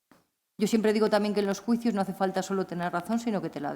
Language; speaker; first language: Spanish; native; Spanish